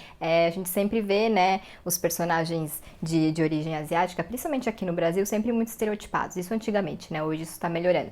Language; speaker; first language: Portuguese; native; Portuguese